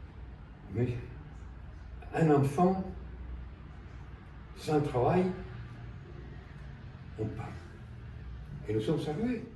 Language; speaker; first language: French; non-native, fluent; Spanish